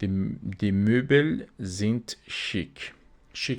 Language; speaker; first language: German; non-native, fluent; Persian